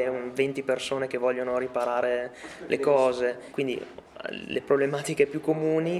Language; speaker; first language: Italian; native; Italian